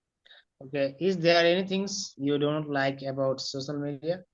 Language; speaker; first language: English; non-native, learner; Bangla